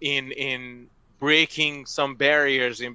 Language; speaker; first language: English; non-native, fluent; Persian